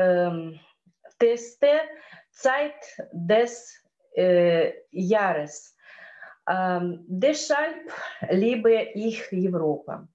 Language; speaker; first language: German; non-native, learner; Russian